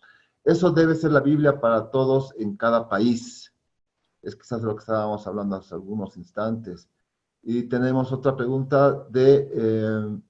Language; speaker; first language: Spanish; native; Spanish